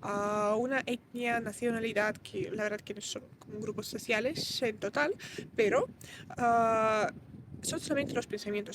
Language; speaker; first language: Spanish; non-native, fluent; Russian